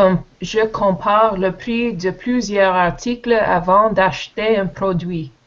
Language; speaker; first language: French; non-native, learner; English